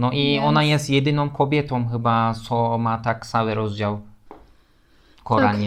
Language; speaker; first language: Polish; non-native, learner; Turkish